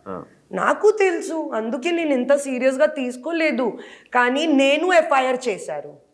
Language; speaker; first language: Telugu; non-native, local second language; Hindi